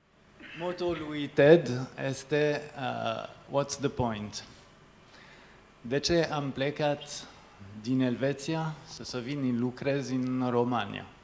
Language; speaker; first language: Romanian; non-native, fluent; French